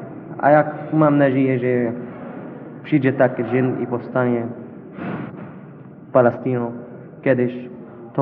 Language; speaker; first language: Polish; non-native, learner; Arabic